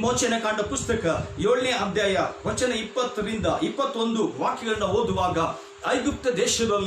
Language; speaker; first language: Kannada; native; Kannada